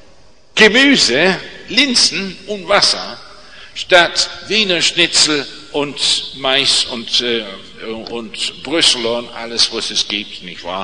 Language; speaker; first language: German; non-native, fluent; English